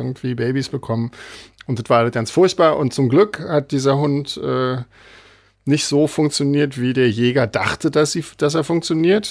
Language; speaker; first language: German; native; German